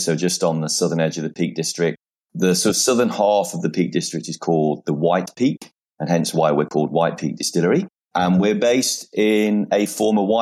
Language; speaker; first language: English; native; English